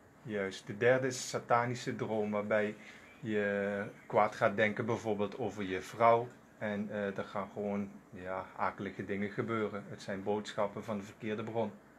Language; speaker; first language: Dutch; non-native, local second language; Sranan Tongo